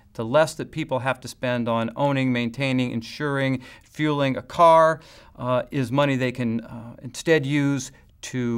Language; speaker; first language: English; native; English